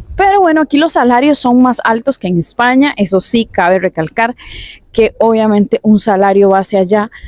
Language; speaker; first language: Spanish; native; Spanish